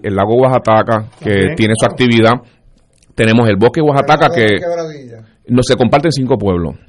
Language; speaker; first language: Spanish; native; Spanish